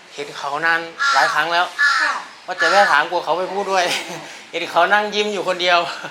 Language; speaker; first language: Thai; native; Thai